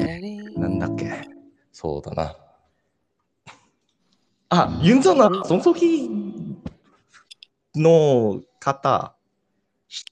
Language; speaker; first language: Japanese; non-native, learner; Indonesian